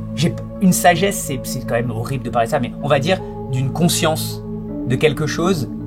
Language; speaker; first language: French; native; French